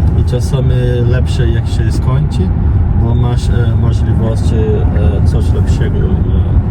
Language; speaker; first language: Polish; non-native, learner; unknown